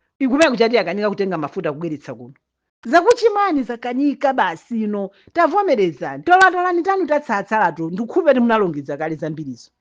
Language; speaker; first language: Nyanja; native; Nyanja